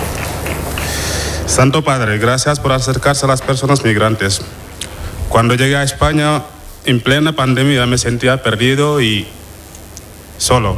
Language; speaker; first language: Spanish; non-native, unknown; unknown